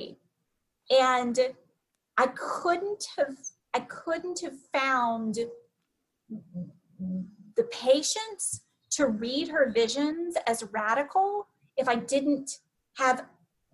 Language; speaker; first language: English; native; English